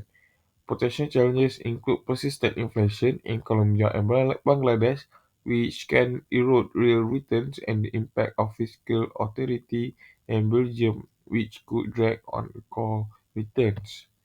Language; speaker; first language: English; non-native, local second language; Malay